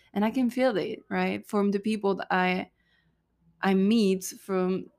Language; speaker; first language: English; non-native, fluent; French